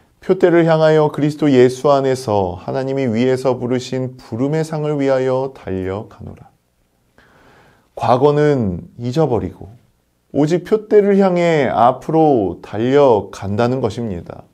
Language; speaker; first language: Korean; native; Korean